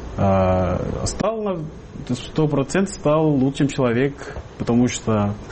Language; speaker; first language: Russian; non-native, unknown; Arabic